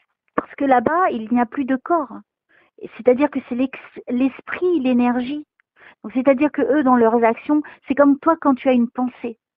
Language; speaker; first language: French; native; French